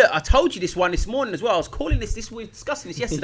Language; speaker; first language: English; native; English